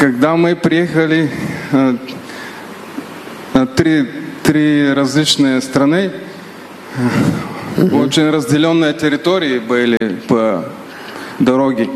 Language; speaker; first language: Russian; non-native, learner; Bulgarian